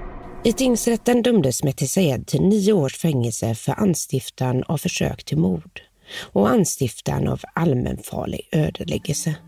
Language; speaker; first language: Swedish; native; Swedish